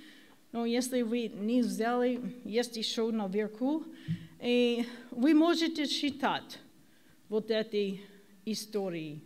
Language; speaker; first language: Russian; non-native, learner; English